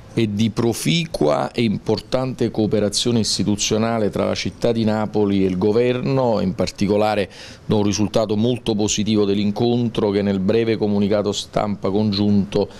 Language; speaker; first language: Italian; native; Italian